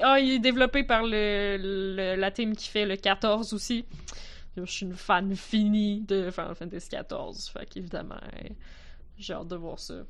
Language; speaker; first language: French; native; French